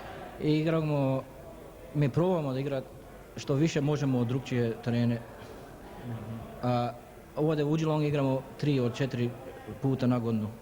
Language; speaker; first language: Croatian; early bilingual, heritage; Croatian